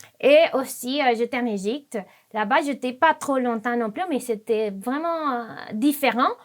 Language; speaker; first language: French; non-native, fluent; Spanish